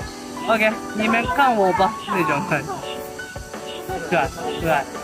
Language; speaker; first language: Chinese; non-native, learner; Japanese